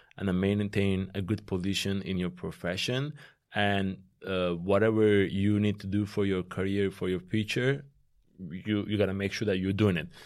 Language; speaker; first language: English; non-native, fluent; Turkish